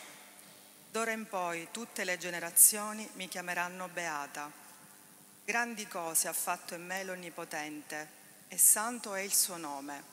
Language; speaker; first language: Italian; native; Italian